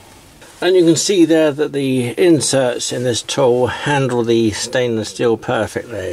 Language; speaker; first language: English; native; English